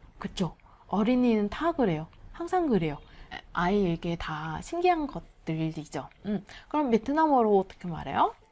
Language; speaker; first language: Korean; non-native, learner; Vietnamese